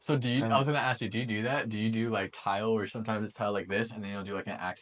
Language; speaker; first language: English; native; English